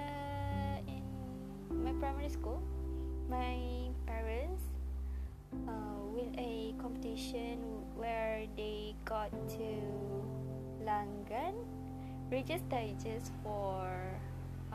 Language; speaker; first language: English; non-native, local second language; Malay